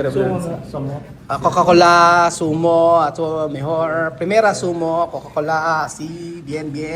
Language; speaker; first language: Spanish; non-native, learner; Filipino